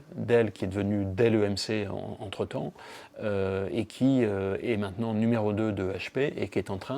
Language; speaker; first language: French; native; French